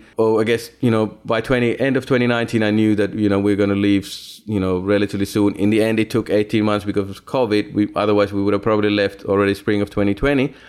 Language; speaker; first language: English; non-native, fluent; Finnish